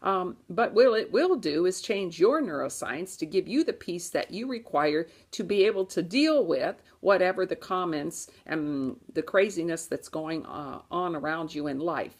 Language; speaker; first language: English; native; English